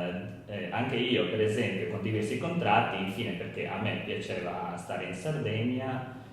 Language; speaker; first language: Italian; non-native, learner; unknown